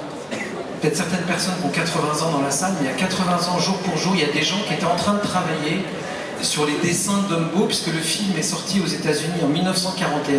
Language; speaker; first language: French; native; French